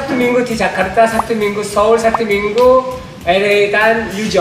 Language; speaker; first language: Indonesian; non-native, learner; Korean